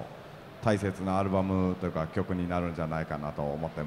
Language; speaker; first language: Japanese; native; Japanese